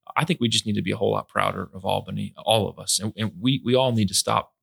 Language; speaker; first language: English; native; English